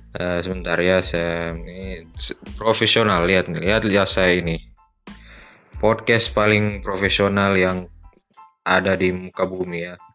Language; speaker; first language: Indonesian; native; Indonesian